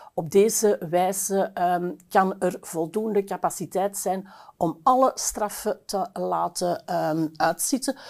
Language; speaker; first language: Dutch; native; Dutch